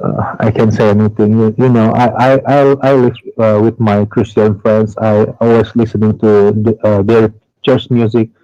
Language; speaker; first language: English; non-native, learner; Indonesian